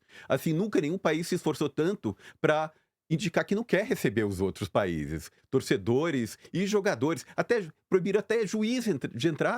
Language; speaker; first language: Portuguese; native; Portuguese